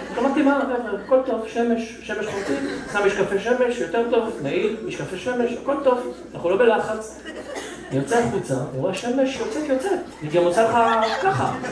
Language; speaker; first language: Hebrew; native; Hebrew